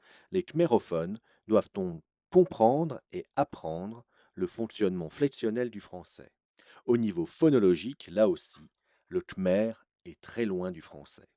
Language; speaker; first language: French; native; French